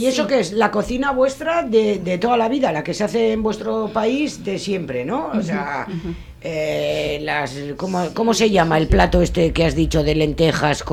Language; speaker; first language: Spanish; native; Spanish